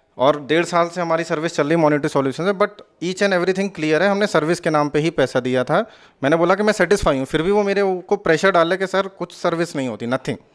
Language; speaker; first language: Hindi; native; Hindi